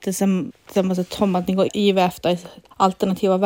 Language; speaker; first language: Finnish; non-native, local second language; Swedish